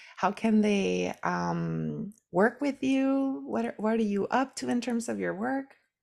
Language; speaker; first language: English; early bilingual, other home language; Spanish